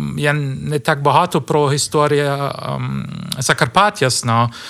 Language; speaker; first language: Ukrainian; non-native, learner; German